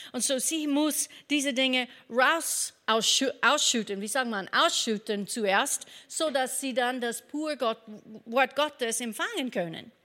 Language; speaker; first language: German; non-native, fluent; English